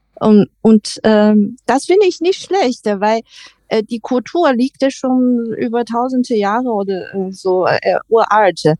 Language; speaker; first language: German; non-native, learner; Chinese